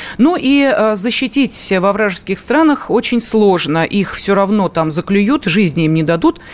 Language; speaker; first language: Russian; native; Russian